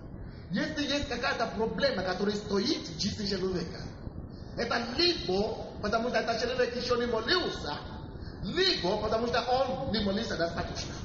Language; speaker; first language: Russian; non-native, fluent; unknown